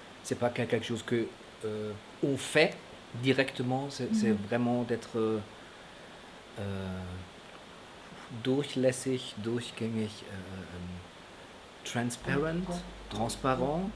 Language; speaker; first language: French; non-native, fluent; German